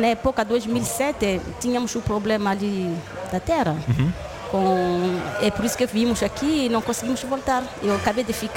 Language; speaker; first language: Portuguese; non-native, learner; Lingala